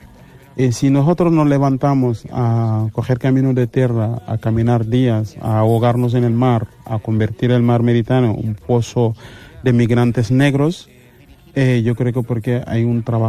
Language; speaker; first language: Spanish; non-native, fluent; Mandingo